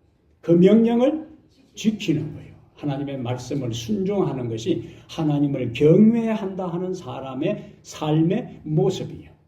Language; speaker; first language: Korean; native; Korean